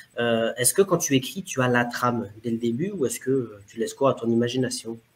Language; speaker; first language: French; native; French